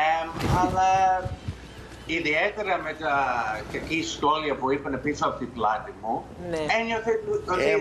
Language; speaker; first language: Greek; non-native, fluent; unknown